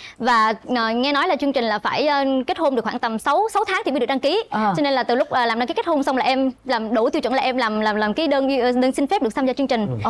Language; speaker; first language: Vietnamese; native; Vietnamese